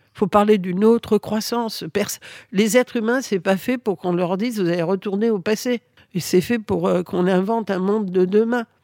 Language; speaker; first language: French; early bilingual, other home language; Spanish